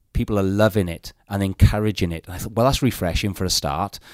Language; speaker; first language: English; native; English